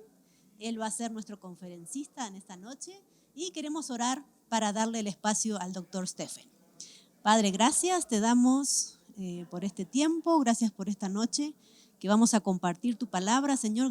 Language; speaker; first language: Spanish; native; Spanish